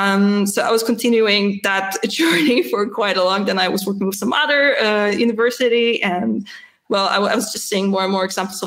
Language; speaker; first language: English; non-native, fluent; Polish